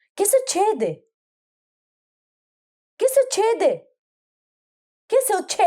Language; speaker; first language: Italian; non-native, learner; Arabic